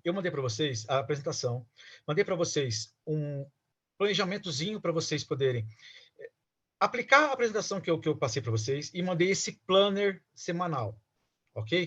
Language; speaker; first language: Portuguese; native; Portuguese